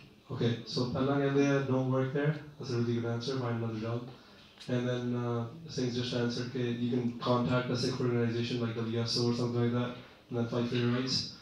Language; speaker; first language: English; early bilingual, other home language; Punjabi